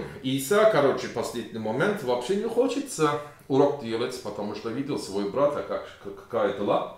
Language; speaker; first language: Russian; non-native, learner; Turkish